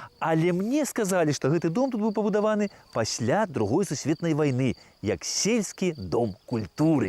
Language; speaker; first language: Belarusian; native; Belarusian